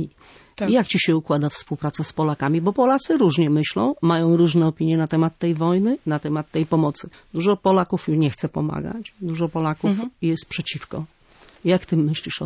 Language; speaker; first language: Polish; native; Polish